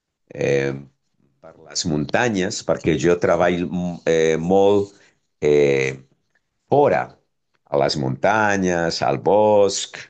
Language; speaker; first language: Catalan; non-native, fluent; Spanish